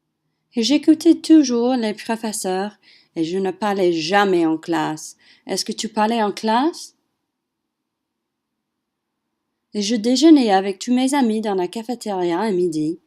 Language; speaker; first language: French; non-native, learner; English